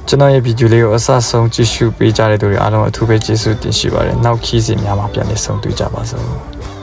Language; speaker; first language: Burmese; non-native, local second language; Kachin